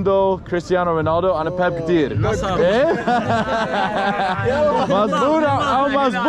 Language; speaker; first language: Arabic; non-native, learner; English